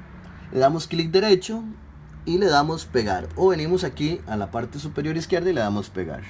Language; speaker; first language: Spanish; native; Spanish